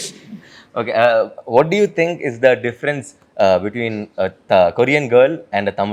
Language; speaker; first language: English; non-native, local second language; Tamil